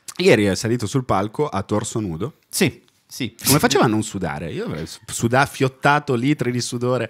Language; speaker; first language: Italian; native; Italian